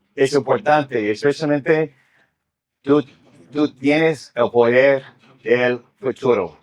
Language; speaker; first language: Spanish; non-native, learner; English